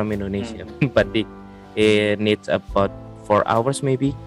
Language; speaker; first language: English; non-native, learner; Indonesian